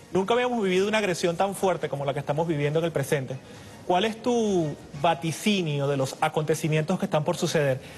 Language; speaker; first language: Spanish; native; Spanish